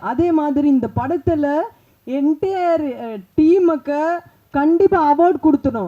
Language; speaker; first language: Tamil; non-native, fluent; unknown